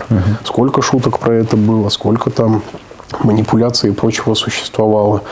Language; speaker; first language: Russian; native; Russian